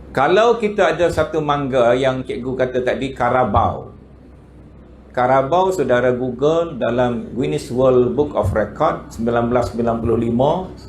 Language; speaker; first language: Malay; native; Malay